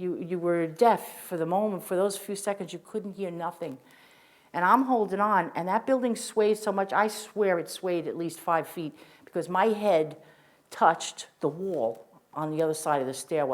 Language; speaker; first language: English; native; English